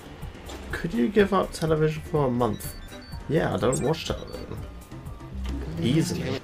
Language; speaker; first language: English; native; English